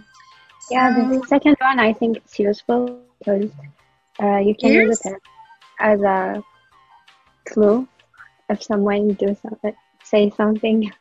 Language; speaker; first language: English; non-native, learner; Arabic